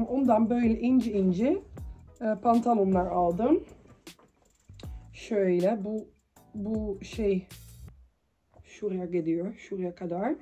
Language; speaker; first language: Turkish; early bilingual, heritage; Turkish